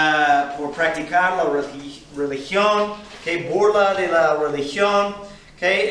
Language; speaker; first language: Spanish; non-native, fluent; English